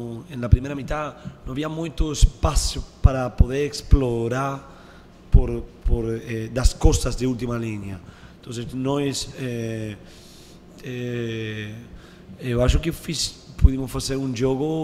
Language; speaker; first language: Portuguese; non-native, learner; Spanish